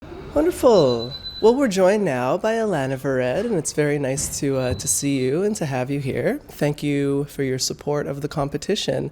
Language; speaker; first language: English; native; English